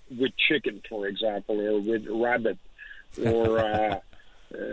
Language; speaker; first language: English; non-native, fluent; Dutch